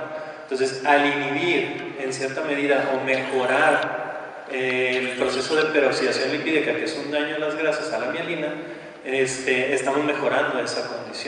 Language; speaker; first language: Spanish; native; Spanish